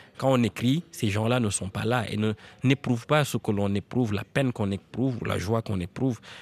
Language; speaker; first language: French; non-native, local second language; Serer